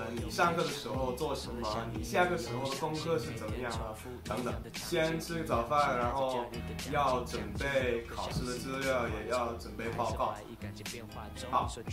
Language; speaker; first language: Chinese; non-native, fluent; English